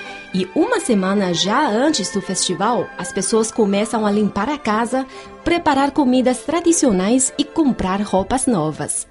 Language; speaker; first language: Portuguese; non-native, fluent; Chinese